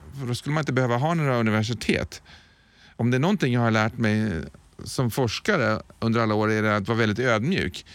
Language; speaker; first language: Swedish; native; Swedish